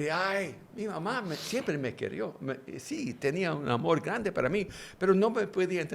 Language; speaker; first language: Spanish; early bilingual, heritage; English